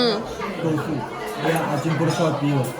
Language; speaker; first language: Russian; non-native, learner; Chinese